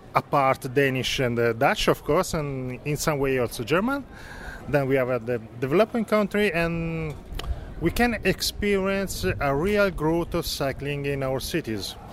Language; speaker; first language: English; non-native, learner; Italian